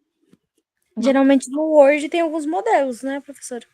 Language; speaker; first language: Portuguese; native; Portuguese